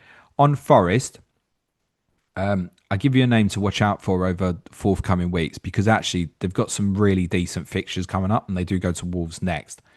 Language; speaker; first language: English; native; English